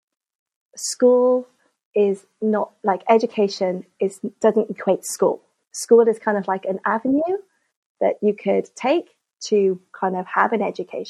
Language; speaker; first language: English; native; English